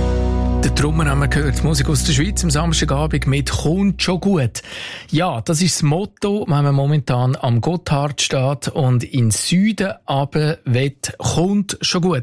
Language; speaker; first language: German; native; German